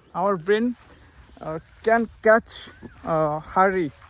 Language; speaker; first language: English; non-native, local second language; Bangla